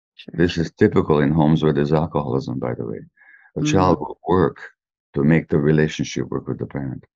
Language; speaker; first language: English; native; English